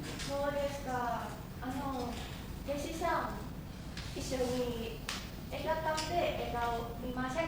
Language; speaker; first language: Japanese; non-native, learner; Indonesian